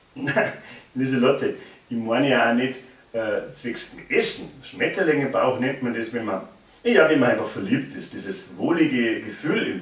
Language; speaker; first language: German; native; German